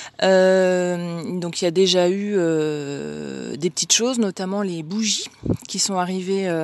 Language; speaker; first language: French; native; French